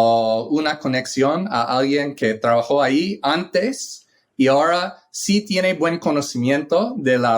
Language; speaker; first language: Spanish; non-native, fluent; English